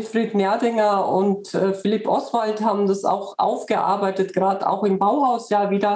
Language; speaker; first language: German; native; German